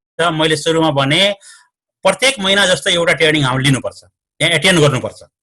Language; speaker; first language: Nepali; native; Nepali